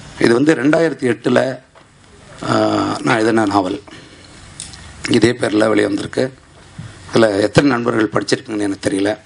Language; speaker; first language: Tamil; native; Tamil